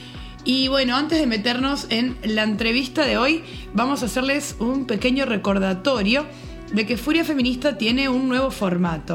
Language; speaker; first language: Spanish; native; Spanish